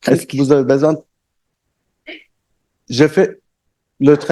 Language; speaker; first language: French; non-native, learner; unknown